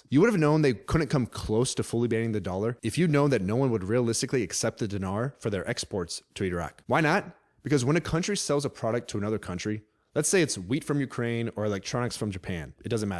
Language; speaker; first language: English; native; English